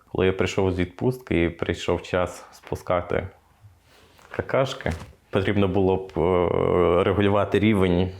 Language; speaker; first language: Ukrainian; native; Ukrainian